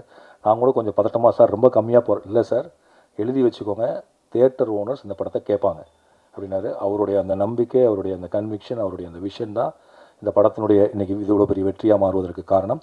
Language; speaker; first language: Tamil; native; Tamil